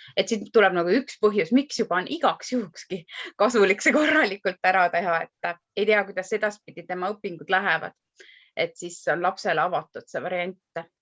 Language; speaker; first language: Estonian; native; Estonian